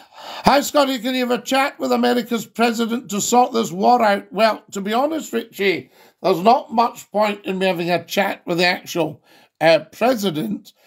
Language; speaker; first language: English; native; English